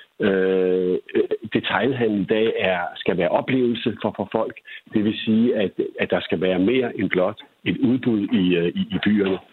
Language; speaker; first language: Danish; native; Danish